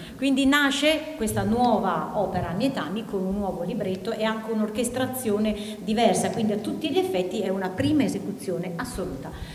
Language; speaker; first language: Italian; native; Italian